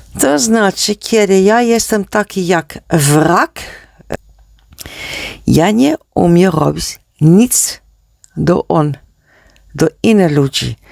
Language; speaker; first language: Polish; non-native, learner; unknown